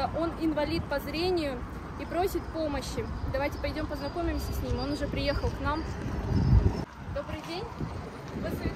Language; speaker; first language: Russian; native; Russian